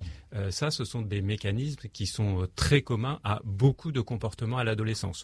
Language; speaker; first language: French; native; French